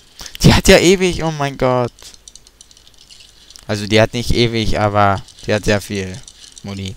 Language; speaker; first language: German; native; German